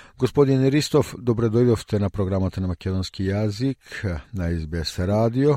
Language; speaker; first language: Macedonian; early bilingual, heritage; Macedonian